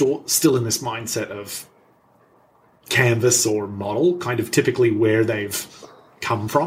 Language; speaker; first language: English; native; English